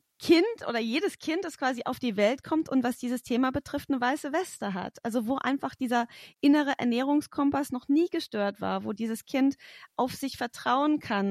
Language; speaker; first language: German; native; German